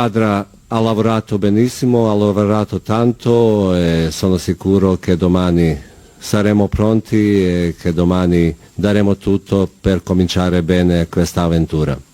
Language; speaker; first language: Italian; non-native, fluent; Bosnian